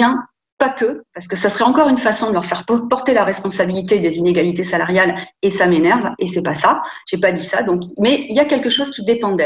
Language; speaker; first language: French; native; French